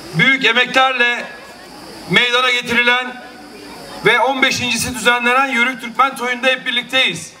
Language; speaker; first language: Turkish; native; Turkish